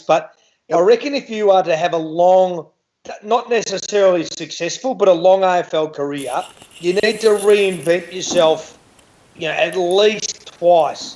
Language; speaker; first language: English; native; English